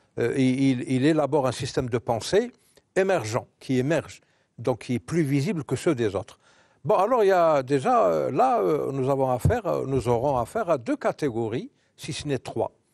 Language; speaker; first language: French; non-native, local second language; Arabic